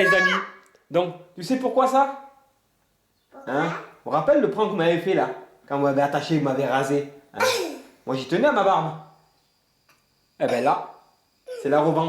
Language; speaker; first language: French; native; French